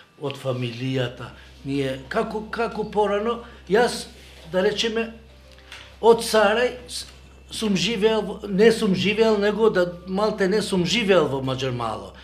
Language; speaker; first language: Macedonian; non-native, local second language; Albanian